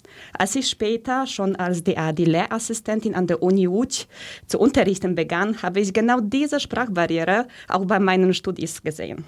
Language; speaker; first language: German; early bilingual, other home language; Polish